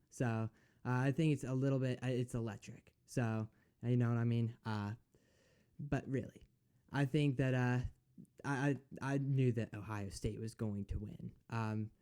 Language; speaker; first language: English; native; English